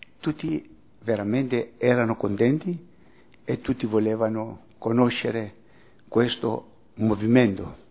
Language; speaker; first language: Italian; non-native, fluent; Greek